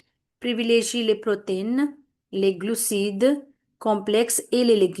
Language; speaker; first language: French; non-native, fluent; Hindi